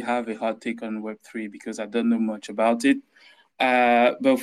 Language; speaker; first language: English; non-native, local second language; French